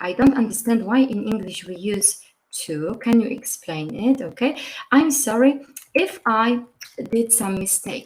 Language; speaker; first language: English; non-native, fluent; Polish